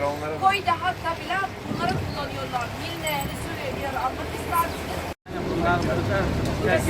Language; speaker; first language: Turkish; non-native, learner; Arabic